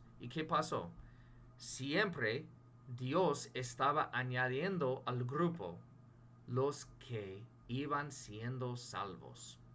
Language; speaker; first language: Spanish; non-native, fluent; English